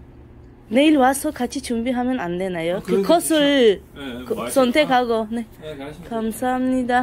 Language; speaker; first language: Korean; non-native, fluent; Tajik